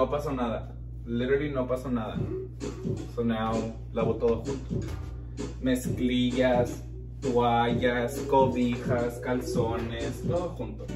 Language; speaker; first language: Spanish; early bilingual, heritage; Spanish